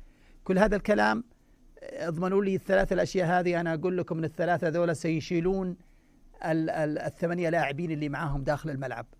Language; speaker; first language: Arabic; native; Arabic